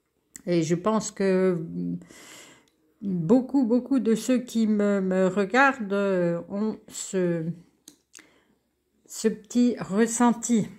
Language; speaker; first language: French; native; French